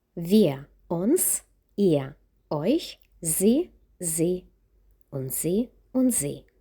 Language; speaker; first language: German; non-native, fluent; Ukrainian